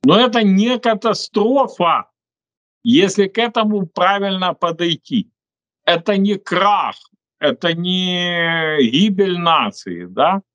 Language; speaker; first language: Russian; non-native, local second language; Ukrainian